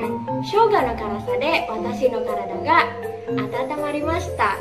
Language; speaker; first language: Japanese; non-native, learner; Indonesian